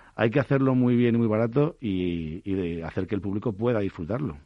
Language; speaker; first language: Spanish; native; Spanish